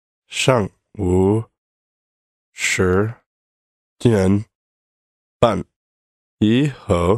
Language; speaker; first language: Chinese; non-native, learner; English